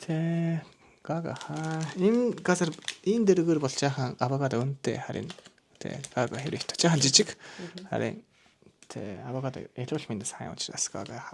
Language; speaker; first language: Mongolian; non-native, learner; Japanese